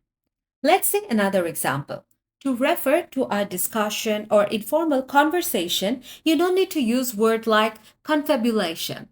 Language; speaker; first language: English; non-native, fluent; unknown